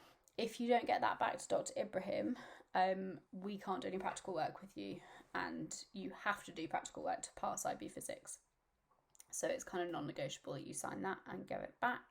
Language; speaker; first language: English; native; English